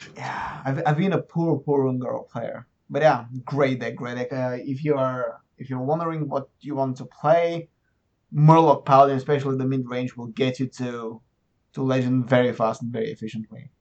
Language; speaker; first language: English; non-native, fluent; Bulgarian